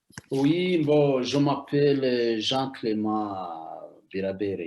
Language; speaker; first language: French; non-native, local second language; Rundi